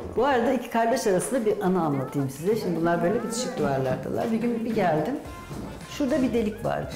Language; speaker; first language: Turkish; native; Turkish